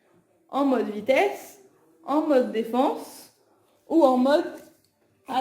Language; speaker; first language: French; native; French